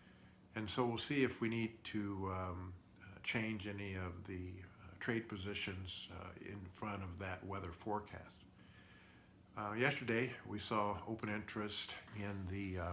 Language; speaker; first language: English; native; English